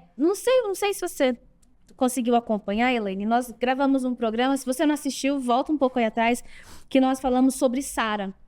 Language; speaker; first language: Portuguese; native; Portuguese